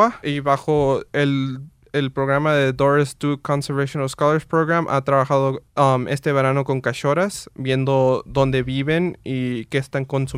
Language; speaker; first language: Spanish; early bilingual, heritage; Spanish